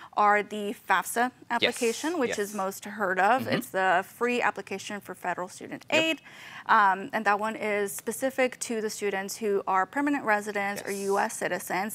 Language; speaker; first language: English; native; English